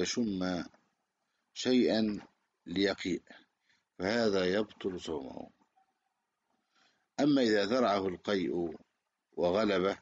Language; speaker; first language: Arabic; native; Arabic